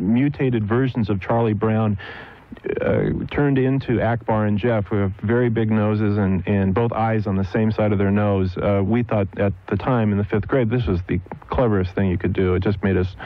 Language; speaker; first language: English; native; English